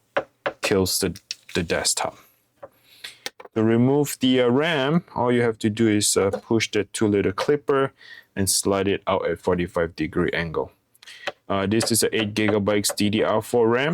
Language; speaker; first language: English; non-native, fluent; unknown